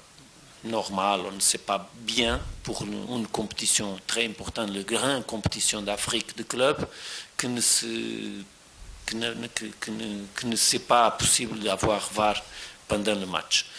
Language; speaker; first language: French; non-native, fluent; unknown